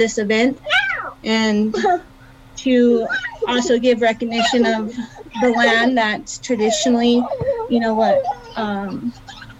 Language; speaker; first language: English; native; English